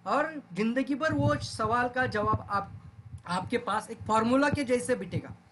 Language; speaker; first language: Hindi; non-native, local second language; Marathi